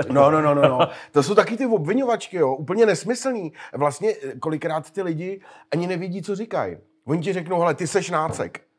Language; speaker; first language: Czech; native; Czech